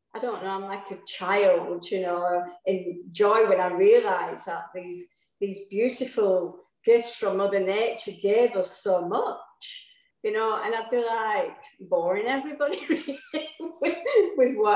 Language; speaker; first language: English; native; English